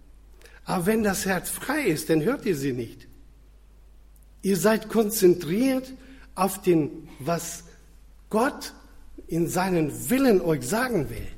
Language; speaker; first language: German; non-native, fluent; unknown